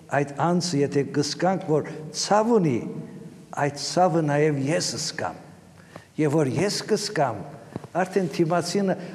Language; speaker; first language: Armenian; early bilingual, heritage; Armenian